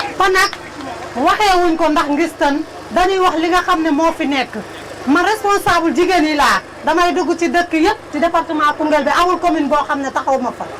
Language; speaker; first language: Wolof; native; Wolof